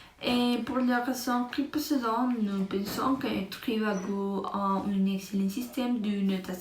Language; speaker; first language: French; non-native, learner; Spanish